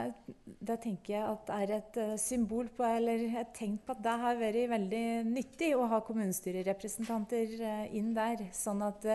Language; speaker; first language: Norwegian; native; Norwegian